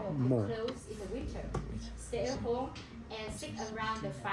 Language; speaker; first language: English; non-native, learner; Hmong